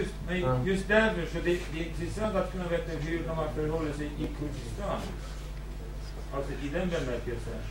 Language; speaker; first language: Swedish; non-native, fluent; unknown